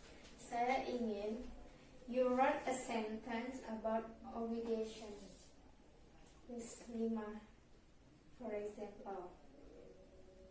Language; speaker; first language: English; non-native, learner; Indonesian